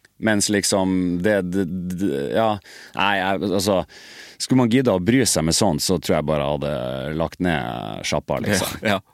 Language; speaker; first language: Norwegian; native; Norwegian